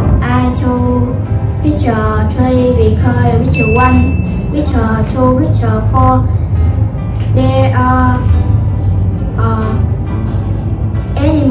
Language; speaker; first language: English; non-native, learner; Vietnamese